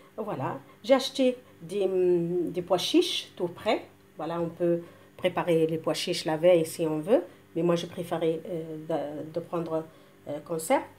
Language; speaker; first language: French; non-native, local second language; Arabic